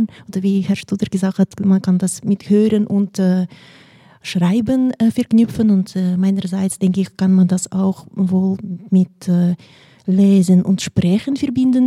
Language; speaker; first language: German; non-native, fluent; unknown